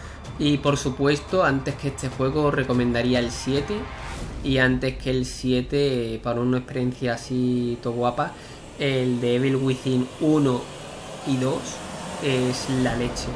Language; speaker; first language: Spanish; native; Spanish